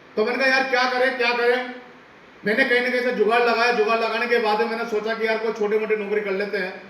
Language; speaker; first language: Hindi; non-native, local second language; Rajasthani